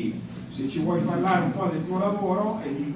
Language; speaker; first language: Italian; native; Italian